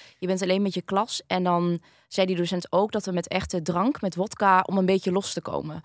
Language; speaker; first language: Dutch; early bilingual, other home language; Vietnamese